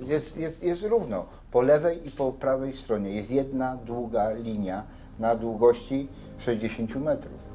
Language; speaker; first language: Polish; native; Polish